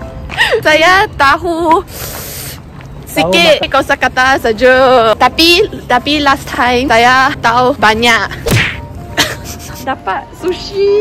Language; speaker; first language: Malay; non-native, local second language; Chinese